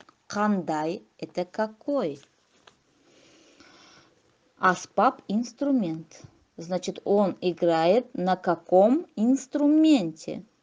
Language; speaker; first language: Russian; non-native, local second language; Kazakh